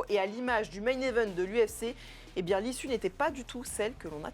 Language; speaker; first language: French; native; French